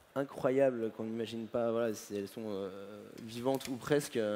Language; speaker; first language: French; native; French